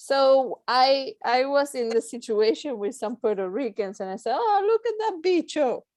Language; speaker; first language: English; non-native, fluent; Spanish